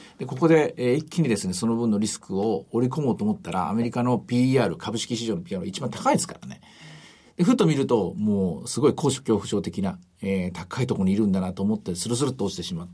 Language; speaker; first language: Japanese; native; Japanese